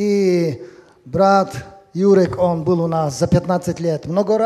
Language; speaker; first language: Polish; non-native, learner; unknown